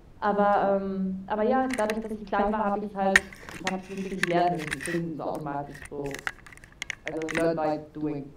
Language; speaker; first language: German; early bilingual, heritage; German